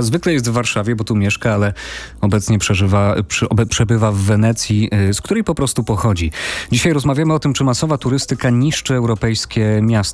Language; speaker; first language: Polish; native; Polish